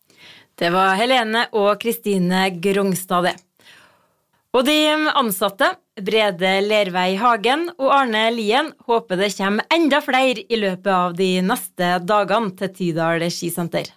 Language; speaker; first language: Norwegian; native; Norwegian